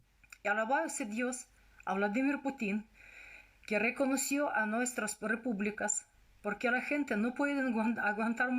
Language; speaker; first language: Spanish; non-native, learner; Russian